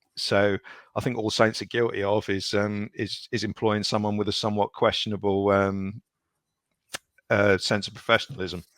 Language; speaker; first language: English; native; English